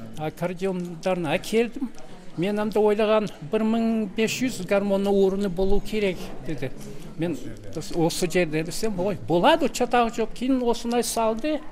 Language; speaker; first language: Kazakh; non-native, local second language; Russian